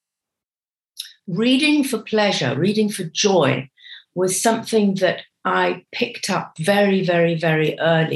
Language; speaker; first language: English; native; English